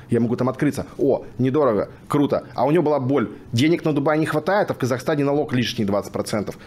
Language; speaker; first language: Russian; native; Russian